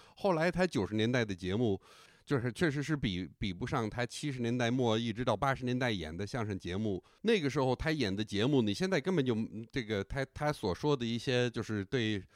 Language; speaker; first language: Chinese; non-native, fluent; English